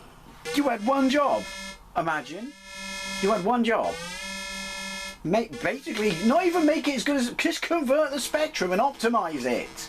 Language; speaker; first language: English; native; English